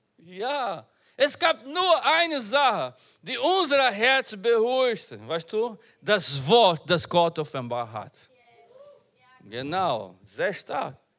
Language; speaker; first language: German; non-native, learner; Portuguese